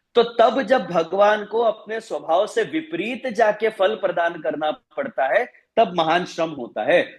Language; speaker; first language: Hindi; non-native, local second language; Gujarati